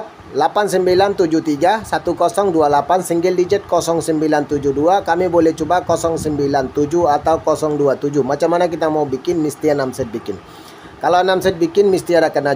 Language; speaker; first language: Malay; non-native, learner; Bangla